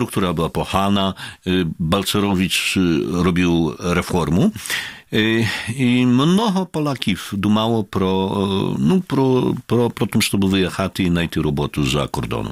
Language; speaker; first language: Ukrainian; non-native, fluent; Polish